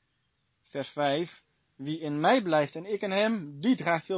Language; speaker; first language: Dutch; native; Dutch